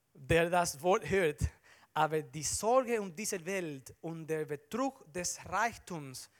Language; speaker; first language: German; non-native, learner; Spanish